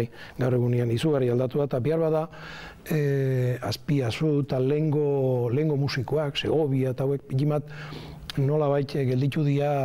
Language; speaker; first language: Basque; native; Basque